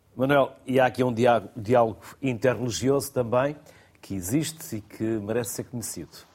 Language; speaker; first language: Portuguese; native; Portuguese